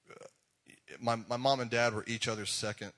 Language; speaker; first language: English; native; English